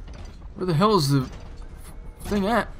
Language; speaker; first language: English; native; English